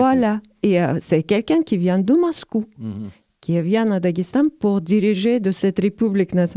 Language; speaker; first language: French; non-native, learner; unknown